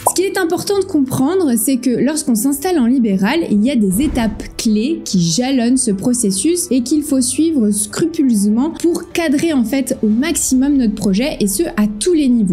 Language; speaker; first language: French; native; French